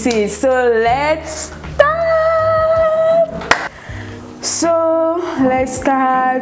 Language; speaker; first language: English; non-native, local second language; French